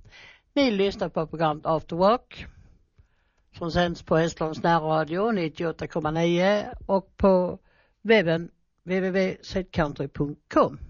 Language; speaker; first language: Swedish; native; Swedish